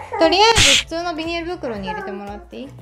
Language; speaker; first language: Japanese; native; Japanese